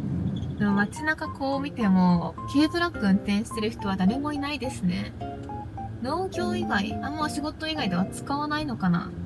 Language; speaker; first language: Japanese; native; Japanese